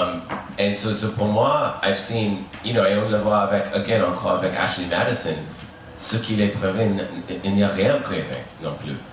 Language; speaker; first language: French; non-native, learner; English